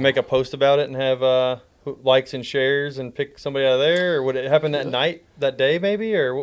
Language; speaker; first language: English; native; English